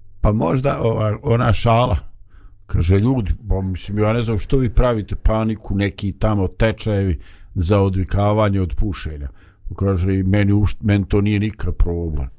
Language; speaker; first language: Bosnian; native; Bosnian